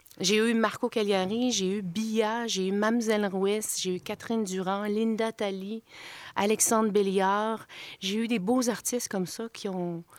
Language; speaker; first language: French; native; French